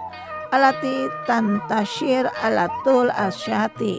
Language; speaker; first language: Arabic; non-native, fluent; Indonesian